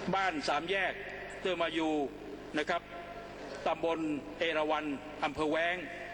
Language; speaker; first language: Thai; non-native, local second language; Pattani Malay